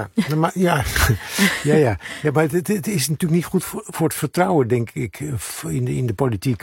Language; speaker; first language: Dutch; native; Dutch